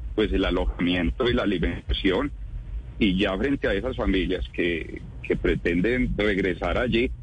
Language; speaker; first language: Spanish; native; Spanish